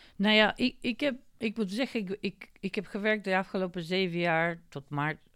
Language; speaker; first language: Dutch; non-native, fluent; Macedonian